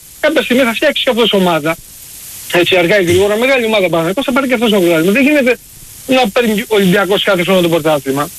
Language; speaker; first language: Greek; early bilingual, heritage; Greek